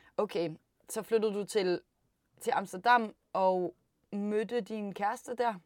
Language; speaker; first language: Danish; native; Danish